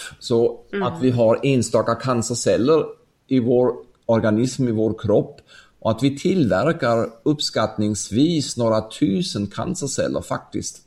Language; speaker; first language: Swedish; non-native, fluent; German